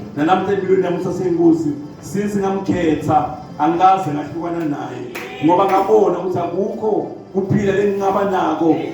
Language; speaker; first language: Zulu; non-native, local second language; Swati